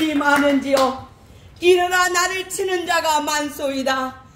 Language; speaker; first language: Korean; native; Korean